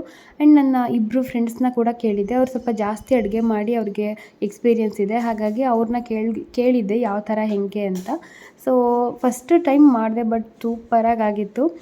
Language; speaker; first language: Kannada; native; Kannada